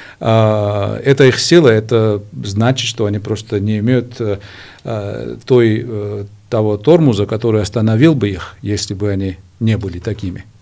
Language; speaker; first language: Russian; non-native, local second language; Georgian